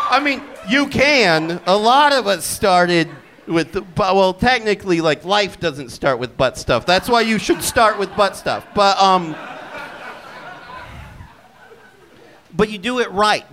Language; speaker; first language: English; native; English